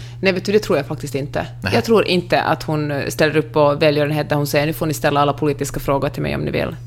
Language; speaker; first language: Swedish; native; Swedish